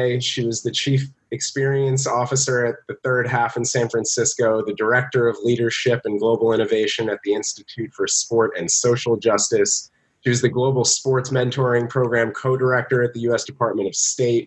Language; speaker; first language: English; native; English